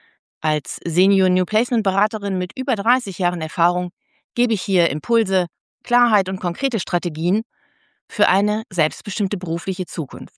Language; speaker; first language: German; native; German